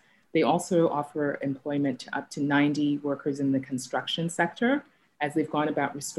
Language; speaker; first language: English; non-native, local second language; Yoruba